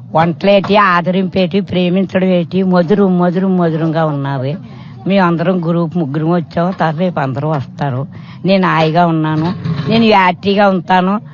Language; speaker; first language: Telugu; native; Telugu